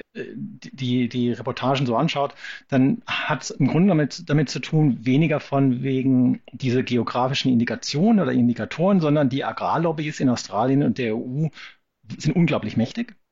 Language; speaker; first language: German; native; German